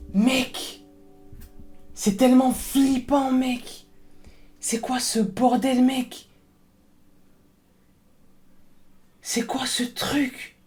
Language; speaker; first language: French; native; French